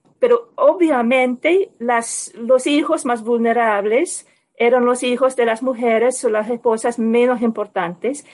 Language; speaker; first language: Spanish; non-native, fluent; English